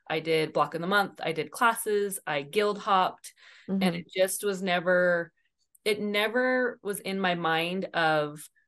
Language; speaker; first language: English; native; English